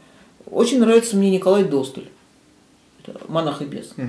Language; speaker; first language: Russian; native; Russian